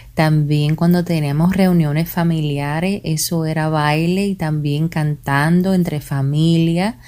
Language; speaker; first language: Spanish; early bilingual, heritage; Spanish